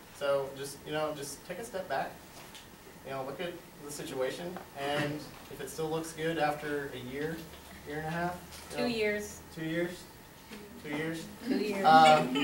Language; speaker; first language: English; native; English